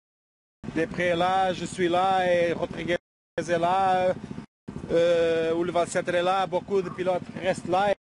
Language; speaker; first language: French; non-native, learner; Portuguese